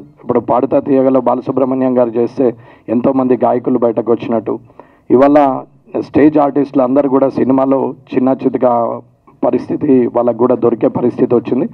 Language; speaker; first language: Telugu; native; Telugu